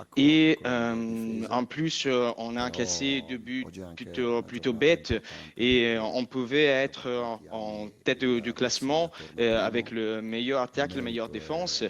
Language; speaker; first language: French; non-native, fluent; Italian